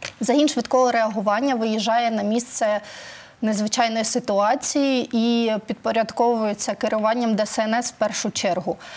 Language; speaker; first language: Ukrainian; native; Ukrainian